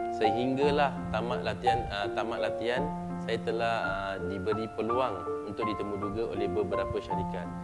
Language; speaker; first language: Malay; non-native, local second language; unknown